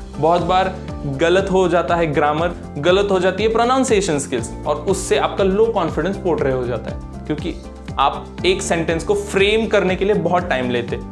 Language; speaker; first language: Hindi; non-native, local second language; Marathi